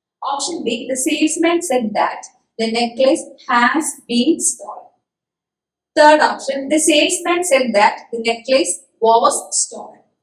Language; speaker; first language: English; non-native, local second language; Malayalam